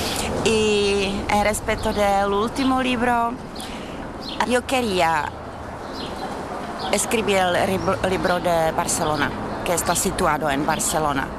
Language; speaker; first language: Spanish; non-native, learner; Czech